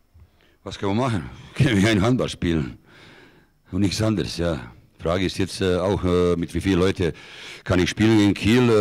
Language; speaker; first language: German; non-native, fluent; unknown